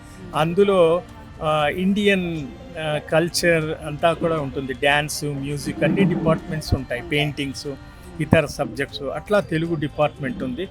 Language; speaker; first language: Telugu; native; Telugu